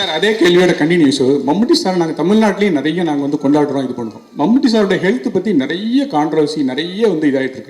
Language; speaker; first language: Tamil; native; Tamil